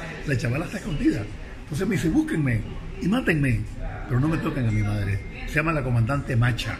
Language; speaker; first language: Spanish; native; Spanish